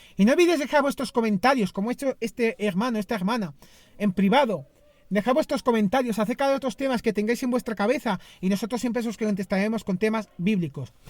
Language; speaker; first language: Spanish; non-native, fluent; Greek